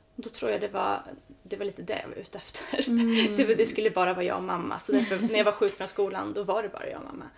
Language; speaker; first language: Swedish; early bilingual, other home language; Spanish